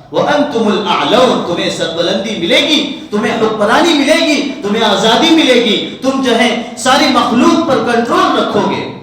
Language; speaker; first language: Urdu; non-native, local second language; Gujarati